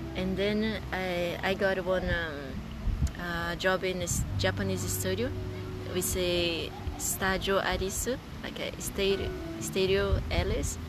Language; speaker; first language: English; non-native, learner; Portuguese